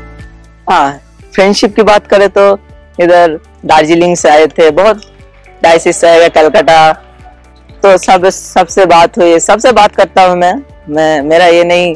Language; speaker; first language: Hindi; non-native, local second language; Bangla